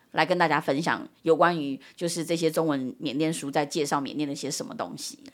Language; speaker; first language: Chinese; early bilingual, heritage; Chinese